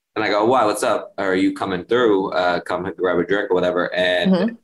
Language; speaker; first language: English; early bilingual, other home language; Spanish